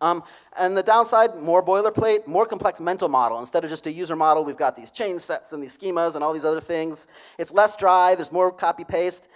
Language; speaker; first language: English; native; English